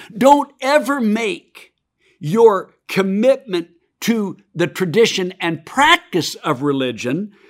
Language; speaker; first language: English; native; English